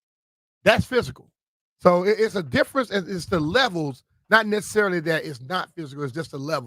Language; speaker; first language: English; native; English